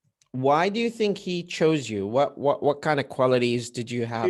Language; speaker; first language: English; non-native, fluent; Arabic